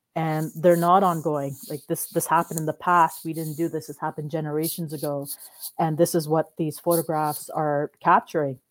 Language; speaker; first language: English; native; English